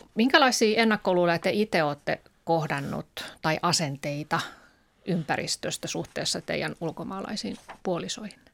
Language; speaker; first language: Finnish; native; Finnish